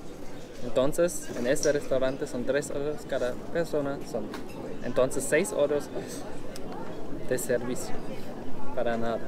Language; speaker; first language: Spanish; non-native, learner; German